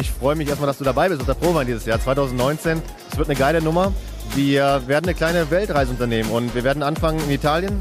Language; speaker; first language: German; native; German